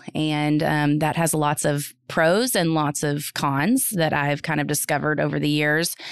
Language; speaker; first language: English; native; English